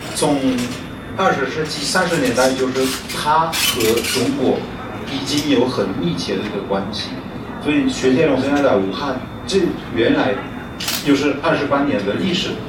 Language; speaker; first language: Chinese; non-native, fluent; French